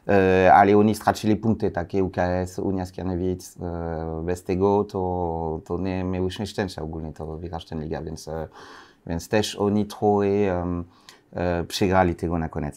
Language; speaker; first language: Polish; non-native, learner; French